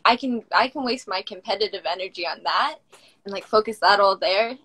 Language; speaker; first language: English; native; English